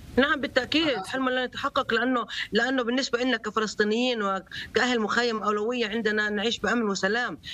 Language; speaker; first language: Arabic; native; Arabic